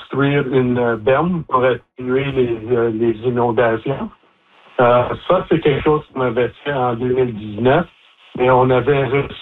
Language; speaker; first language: French; native; French